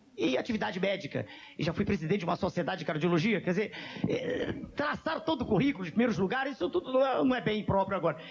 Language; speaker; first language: Portuguese; native; Portuguese